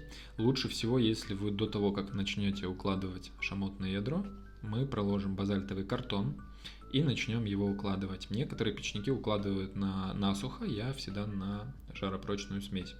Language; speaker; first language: Russian; native; Russian